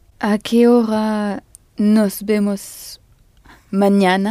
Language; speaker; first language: Spanish; non-native, learner; French